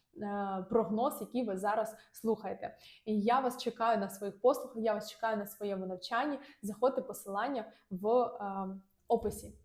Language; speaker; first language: Ukrainian; non-native, local second language; Russian